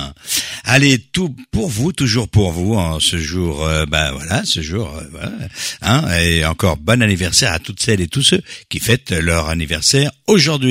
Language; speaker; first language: French; native; French